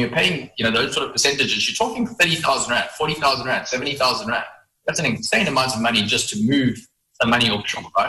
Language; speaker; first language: English; native; English